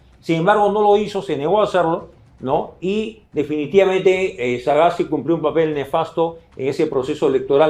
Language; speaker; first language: Spanish; native; Spanish